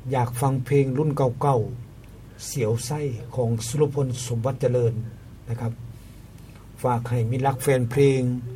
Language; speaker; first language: Thai; native; Thai